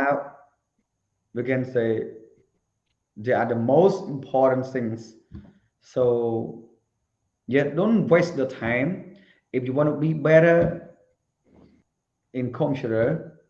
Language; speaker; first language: English; non-native, learner; Khmer